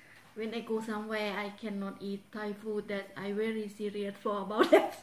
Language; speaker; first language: English; non-native, learner; Thai